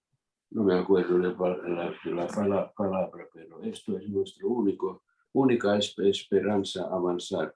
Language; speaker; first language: Spanish; non-native, fluent; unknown